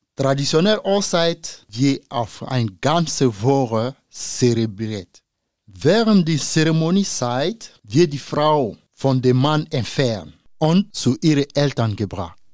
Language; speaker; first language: German; non-native, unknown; Dyula